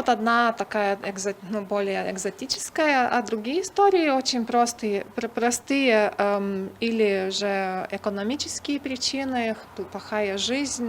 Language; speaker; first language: Russian; non-native, fluent; Lithuanian